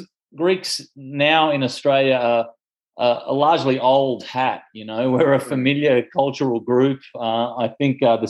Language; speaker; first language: English; non-native, local second language; Greek